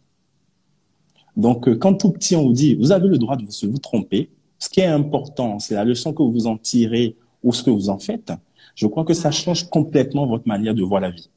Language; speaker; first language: French; non-native, local second language; Yoruba